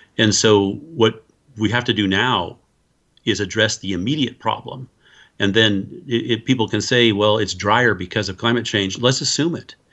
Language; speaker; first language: English; native; English